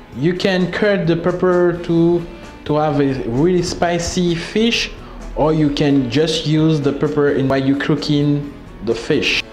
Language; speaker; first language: English; non-native, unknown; Haitian Creole